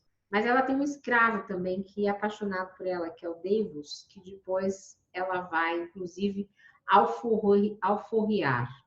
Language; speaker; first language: Portuguese; native; Portuguese